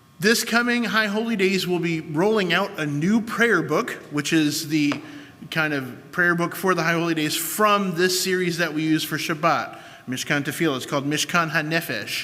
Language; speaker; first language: English; native; English